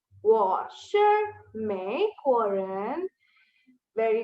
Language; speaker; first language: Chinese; non-native, fluent; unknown